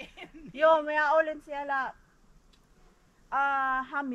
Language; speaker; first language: Finnish; non-native, learner; Filipino